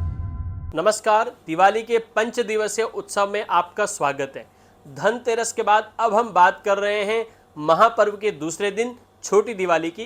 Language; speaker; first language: Hindi; native; Hindi